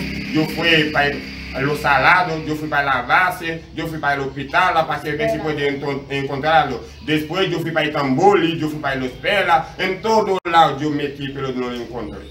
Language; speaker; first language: Spanish; non-native, learner; Haitian Creole